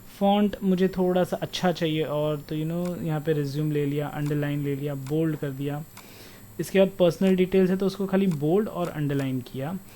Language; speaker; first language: Hindi; non-native, local second language; Marwari